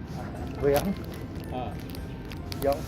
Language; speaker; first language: Chinese; non-native, learner; Filipino